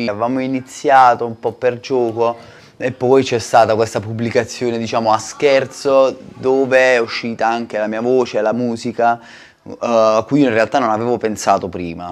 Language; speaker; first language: Italian; native; Italian